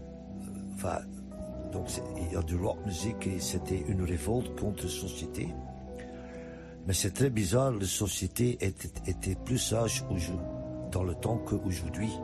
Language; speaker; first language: French; non-native, fluent; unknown